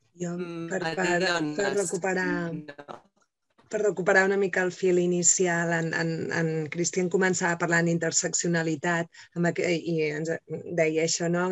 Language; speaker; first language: Catalan; native; Catalan